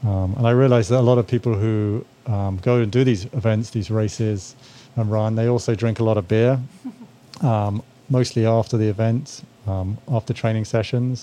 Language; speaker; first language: English; native; English